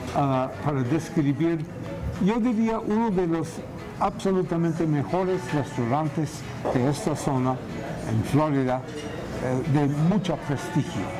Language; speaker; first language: Spanish; non-native, fluent; English